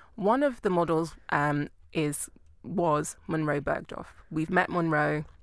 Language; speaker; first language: English; native; English